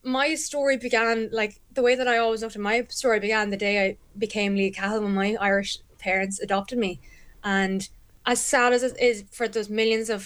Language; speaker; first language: English; native; English